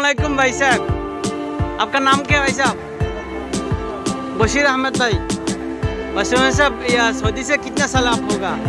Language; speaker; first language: Hindi; non-native, fluent; Bangla